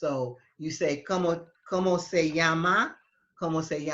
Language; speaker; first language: Spanish; non-native, fluent; English